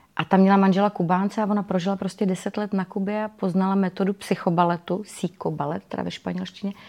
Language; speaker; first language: Czech; native; Czech